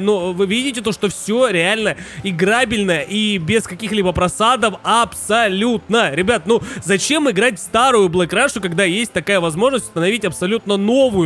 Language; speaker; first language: Russian; native; Russian